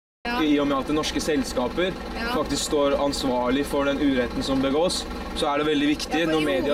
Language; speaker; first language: Norwegian; native; Norwegian